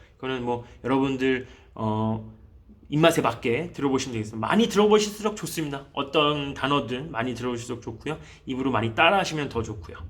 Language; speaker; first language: Korean; native; Korean